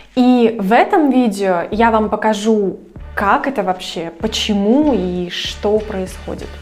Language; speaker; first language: Russian; native; Russian